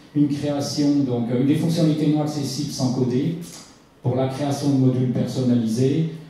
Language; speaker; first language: French; native; French